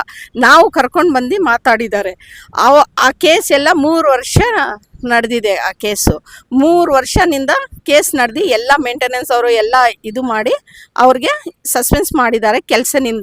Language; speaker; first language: Kannada; non-native, local second language; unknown